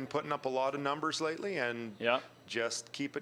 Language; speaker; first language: English; native; English